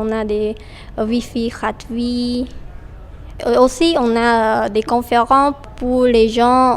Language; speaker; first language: French; non-native, fluent; Khmer